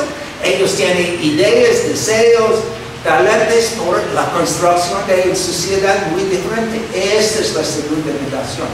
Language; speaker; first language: Spanish; non-native, fluent; English